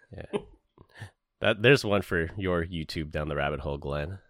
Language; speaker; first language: English; native; English